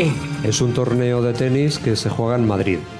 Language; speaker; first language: Spanish; native; Spanish